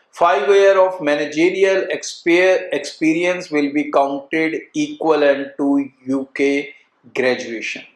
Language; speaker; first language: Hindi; non-native, local second language; Punjabi